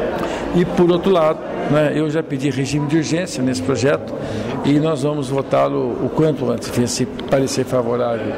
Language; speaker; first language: Portuguese; native; Portuguese